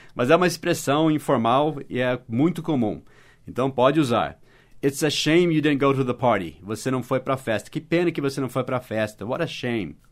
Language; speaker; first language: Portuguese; non-native, fluent; English